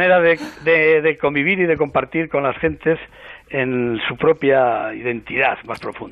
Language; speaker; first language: Spanish; native; Spanish